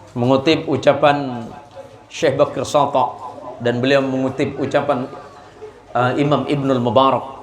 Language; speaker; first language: Indonesian; non-native, local second language; Madurese